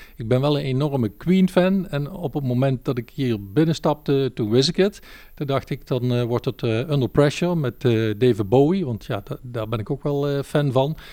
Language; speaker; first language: Dutch; native; Dutch